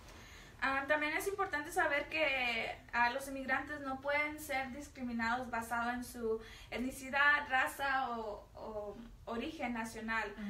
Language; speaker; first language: Spanish; non-native, fluent; English